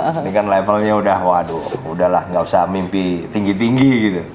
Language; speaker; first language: Indonesian; native; Indonesian